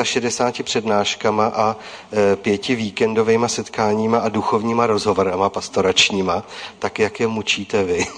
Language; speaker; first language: Czech; native; Czech